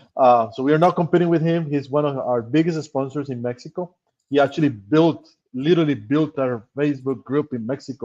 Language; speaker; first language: English; non-native, fluent; Spanish